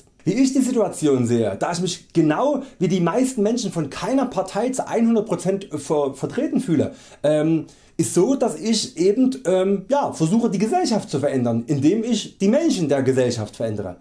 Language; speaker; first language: German; native; German